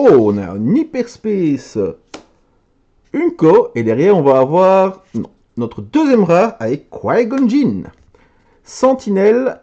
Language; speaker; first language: French; native; French